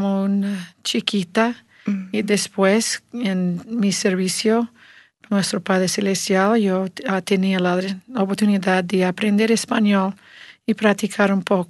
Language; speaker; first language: Spanish; non-native, learner; English